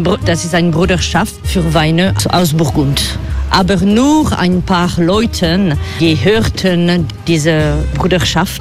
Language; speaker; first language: German; non-native, fluent; French